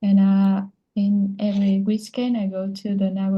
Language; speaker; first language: English; non-native, learner; Vietnamese